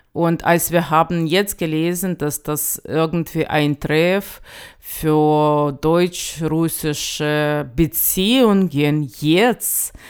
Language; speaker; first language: German; non-native, fluent; Ukrainian